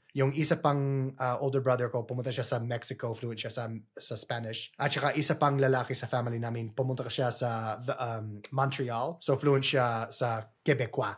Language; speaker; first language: Filipino; non-native, fluent; English